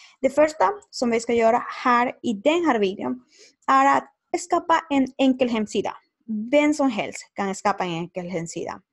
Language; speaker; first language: Swedish; non-native, learner; Spanish